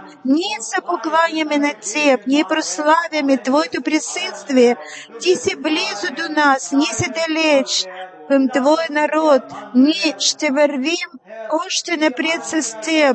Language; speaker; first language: Bulgarian; non-native, fluent; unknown